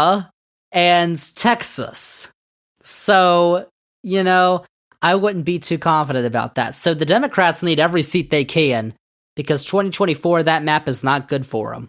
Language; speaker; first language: English; native; English